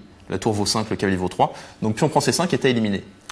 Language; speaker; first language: French; native; French